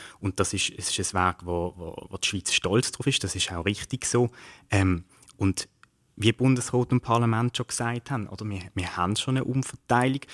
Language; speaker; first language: German; native; German